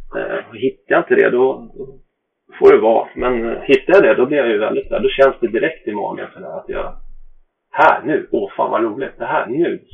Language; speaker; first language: Swedish; native; Swedish